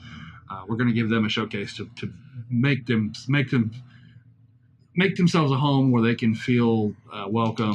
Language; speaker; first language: English; native; English